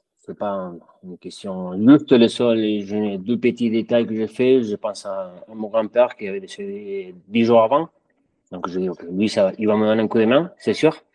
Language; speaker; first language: French; non-native, fluent; Spanish